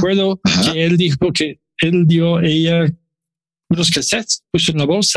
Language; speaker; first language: Spanish; non-native, learner; English